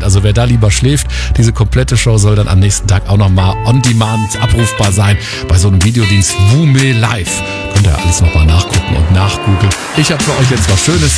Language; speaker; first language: German; native; German